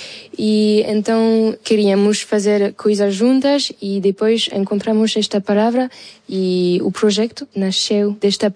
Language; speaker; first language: Portuguese; non-native, fluent; French